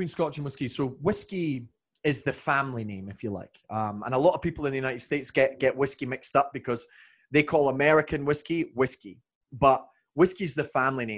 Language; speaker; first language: English; native; English